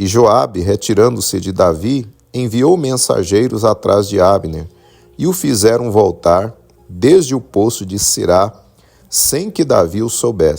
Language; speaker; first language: Portuguese; native; Portuguese